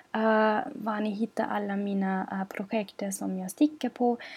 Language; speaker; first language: Swedish; non-native, learner; German